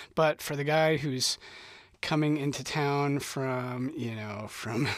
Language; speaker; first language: English; native; English